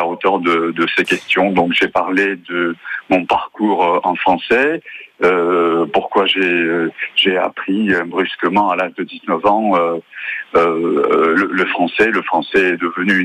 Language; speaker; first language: French; non-native, fluent; Japanese